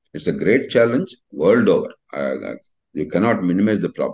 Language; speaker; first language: English; non-native, local second language; Telugu